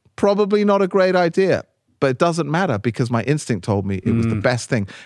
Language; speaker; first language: English; native; English